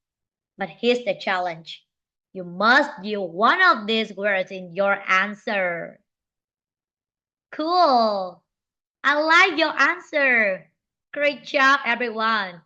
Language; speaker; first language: English; non-native, fluent; Vietnamese